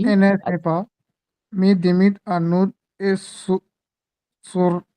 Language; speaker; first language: French; non-native, learner; Hindi